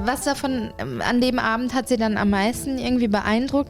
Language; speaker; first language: German; native; German